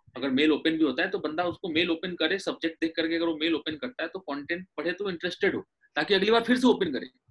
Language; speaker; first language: Hindi; native; Hindi